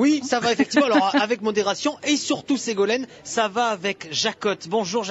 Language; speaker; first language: French; native; French